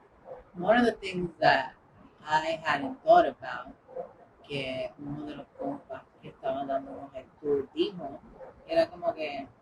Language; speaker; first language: Spanish; early bilingual, heritage; English